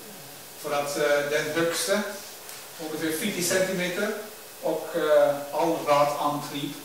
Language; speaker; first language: Swedish; non-native, learner; Dutch